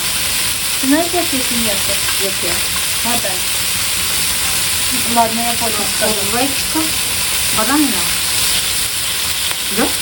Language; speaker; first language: Russian; native; Russian